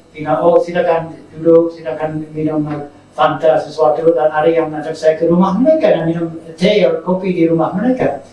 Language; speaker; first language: Indonesian; non-native, fluent; English